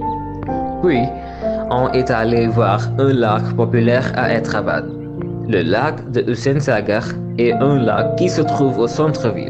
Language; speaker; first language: French; non-native, learner; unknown